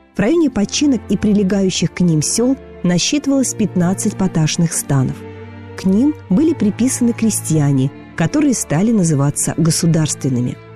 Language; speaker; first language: Russian; native; Russian